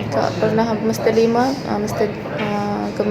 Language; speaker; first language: Indonesian; non-native, learner; Malay